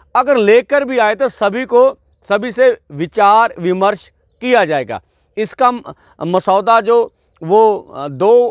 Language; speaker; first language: Hindi; non-native, local second language; Punjabi